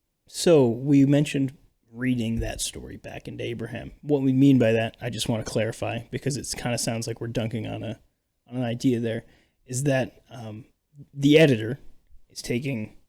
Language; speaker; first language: English; native; English